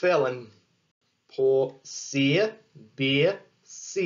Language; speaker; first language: Swedish; non-native, learner; English